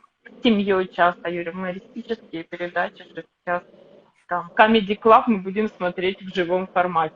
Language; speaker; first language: Russian; native; Russian